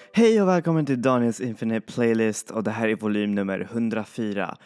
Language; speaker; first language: Swedish; native; Swedish